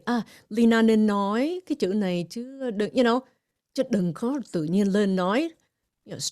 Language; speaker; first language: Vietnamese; early bilingual, heritage; English